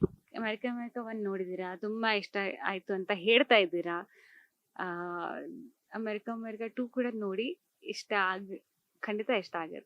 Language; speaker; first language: Kannada; non-native, local second language; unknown